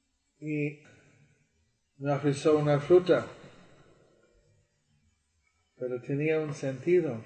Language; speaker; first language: Spanish; non-native, learner; English